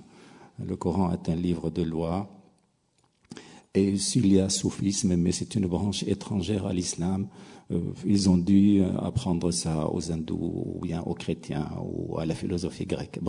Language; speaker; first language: French; non-native, local second language; Arabic